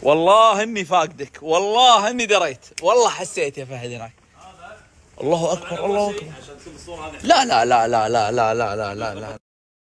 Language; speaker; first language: Arabic; native; Arabic